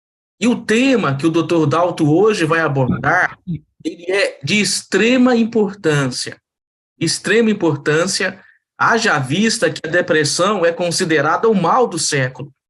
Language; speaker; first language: Portuguese; native; Portuguese